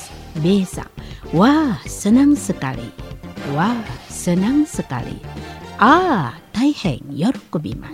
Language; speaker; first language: Japanese; non-native, learner; Indonesian